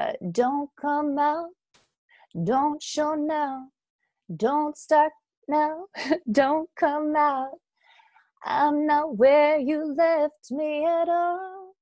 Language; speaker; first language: English; native; English